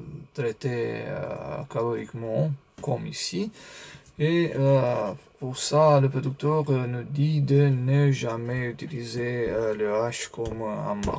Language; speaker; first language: French; non-native, learner; Romanian